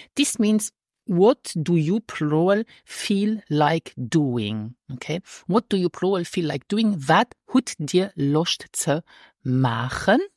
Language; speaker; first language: English; non-native, fluent; Luxembourgish